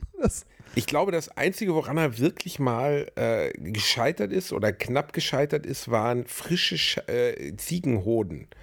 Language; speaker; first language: German; native; German